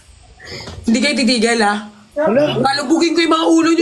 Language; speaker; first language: Filipino; native; Filipino